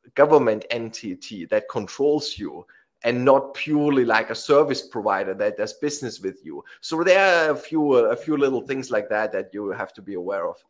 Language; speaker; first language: English; non-native, fluent; German